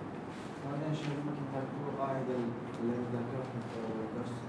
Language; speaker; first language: Arabic; non-native, learner; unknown